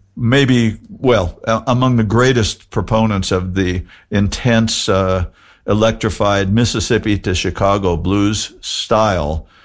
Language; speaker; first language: English; native; English